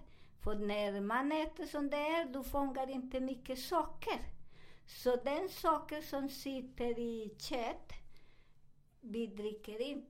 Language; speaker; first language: Swedish; non-native, learner; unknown